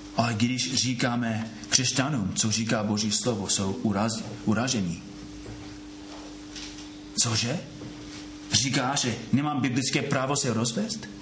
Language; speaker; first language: Czech; non-native, fluent; English